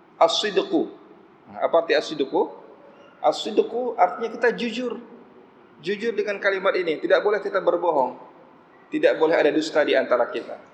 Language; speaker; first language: Malay; non-native, local second language; Achinese